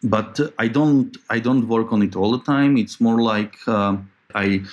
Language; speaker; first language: English; non-native, fluent; Slovak